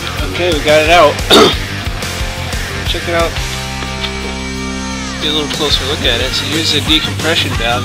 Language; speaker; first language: English; native; English